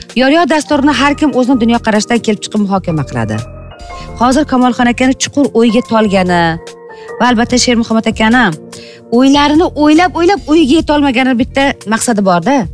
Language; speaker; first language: Uzbek; native; Uzbek